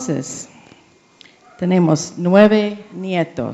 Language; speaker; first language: Spanish; non-native, learner; English